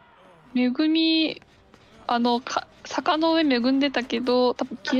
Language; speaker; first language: Japanese; native; Japanese